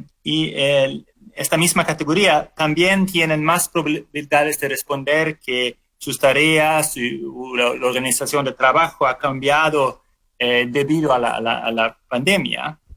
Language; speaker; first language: Spanish; non-native, fluent; Swedish